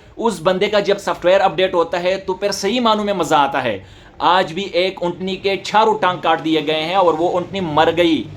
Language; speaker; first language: Urdu; non-native, local second language; Northern Hindko